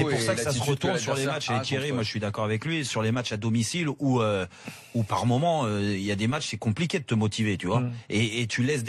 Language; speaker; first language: French; native; French